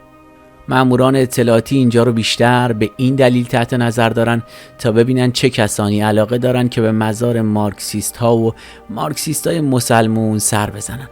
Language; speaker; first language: Persian; native; Persian